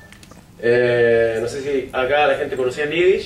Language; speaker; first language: Spanish; non-native, fluent; Swedish